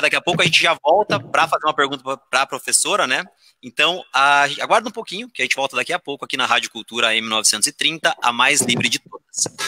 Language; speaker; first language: Portuguese; native; Portuguese